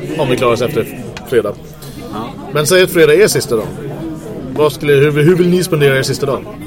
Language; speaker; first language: Swedish; non-native, fluent; English